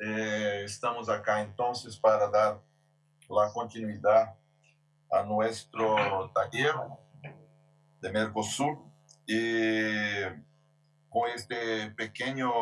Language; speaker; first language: Spanish; non-native, fluent; Portuguese